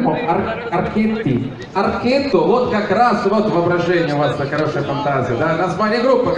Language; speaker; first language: Russian; non-native, fluent; Italian